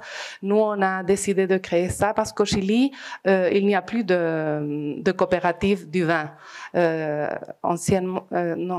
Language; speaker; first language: French; non-native, fluent; Spanish